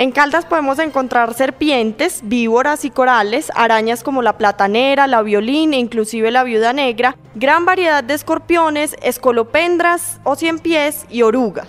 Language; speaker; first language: Spanish; native; Spanish